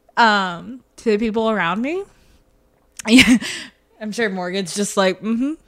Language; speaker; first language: English; native; English